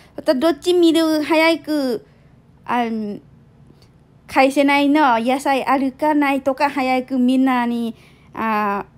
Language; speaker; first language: Japanese; non-native, learner; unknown